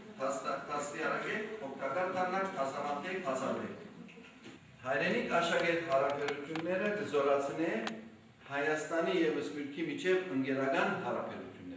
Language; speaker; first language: Armenian; early bilingual, heritage; Armenian